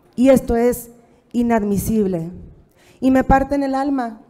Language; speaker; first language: Spanish; native; Spanish